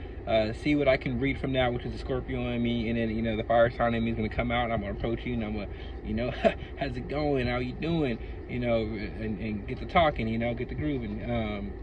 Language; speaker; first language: English; native; English